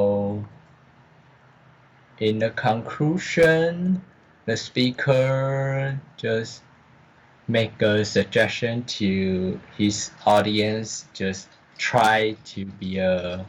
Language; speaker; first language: English; non-native, learner; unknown